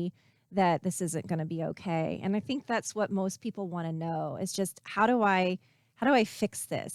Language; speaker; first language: English; native; English